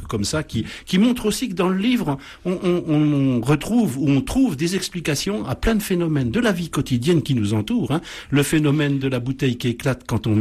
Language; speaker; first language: French; native; French